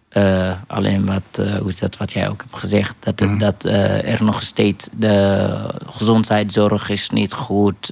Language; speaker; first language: Dutch; non-native, fluent; Arabic